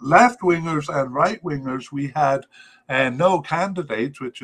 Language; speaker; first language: English; native; English